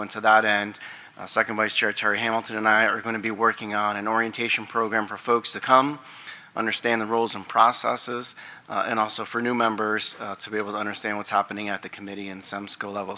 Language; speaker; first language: English; native; English